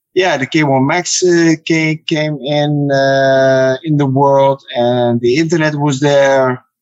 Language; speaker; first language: English; non-native, fluent; Dutch